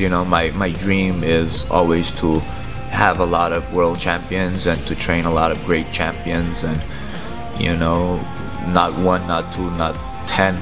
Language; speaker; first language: English; early bilingual, other home language; Armenian